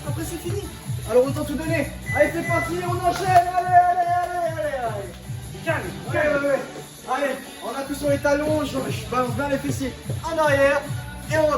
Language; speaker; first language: French; native; French